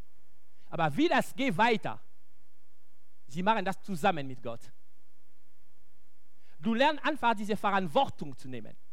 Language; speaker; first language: German; non-native, local second language; French